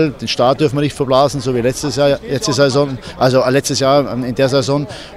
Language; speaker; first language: German; native; German